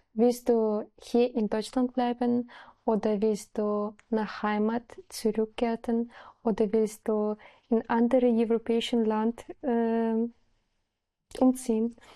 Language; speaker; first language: German; non-native, learner; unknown